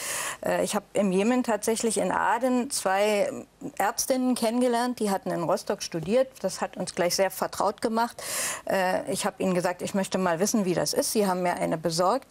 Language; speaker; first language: German; native; German